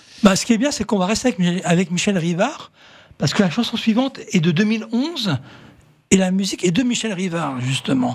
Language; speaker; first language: French; native; French